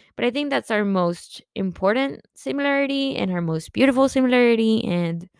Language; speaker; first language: English; early bilingual, other home language; Spanish